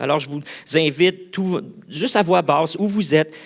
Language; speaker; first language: French; native; French